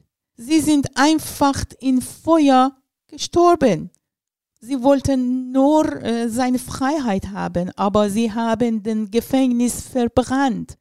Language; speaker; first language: German; non-native, learner; Persian